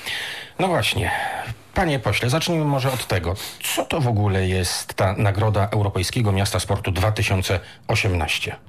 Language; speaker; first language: Polish; native; Polish